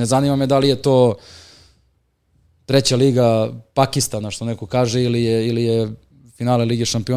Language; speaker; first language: Serbian; native; Serbian